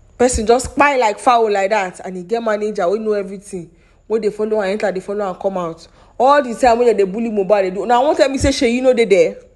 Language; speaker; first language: Nigerian Pidgin; non-native, local second language; Yoruba